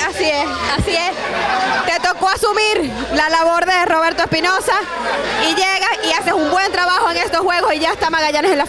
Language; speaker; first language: Spanish; native; Spanish